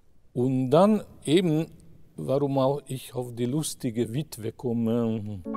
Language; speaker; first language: German; non-native, fluent; Hungarian